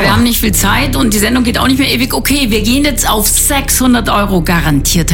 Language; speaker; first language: German; native; German